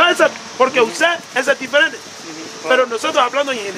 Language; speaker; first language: Spanish; non-native, learner; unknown